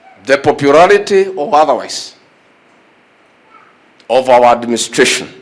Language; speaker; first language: English; non-native, local second language; Kikuyu